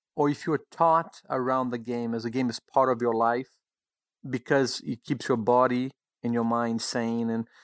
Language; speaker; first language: English; non-native, fluent; Portuguese